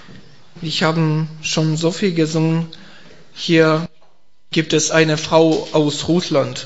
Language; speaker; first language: German; non-native, learner; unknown